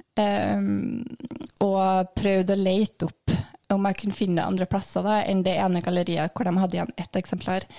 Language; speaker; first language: Norwegian; native; Norwegian